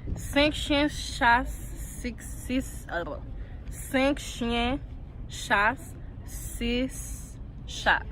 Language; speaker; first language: French; non-native, learner; Haitian Creole